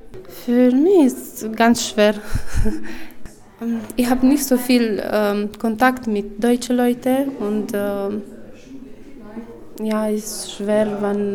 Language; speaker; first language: German; non-native, learner; Romanian